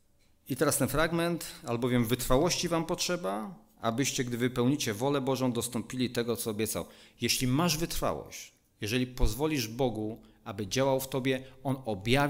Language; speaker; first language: Polish; native; Polish